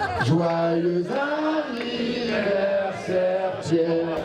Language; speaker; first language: French; native; French